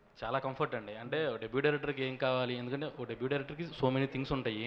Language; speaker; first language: Telugu; native; Telugu